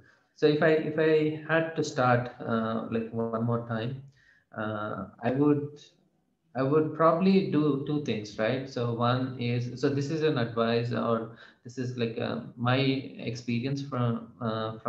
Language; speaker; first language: English; non-native, local second language; Telugu